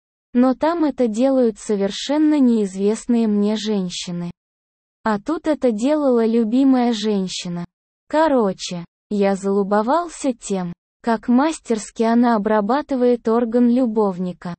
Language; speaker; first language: Russian; native; Russian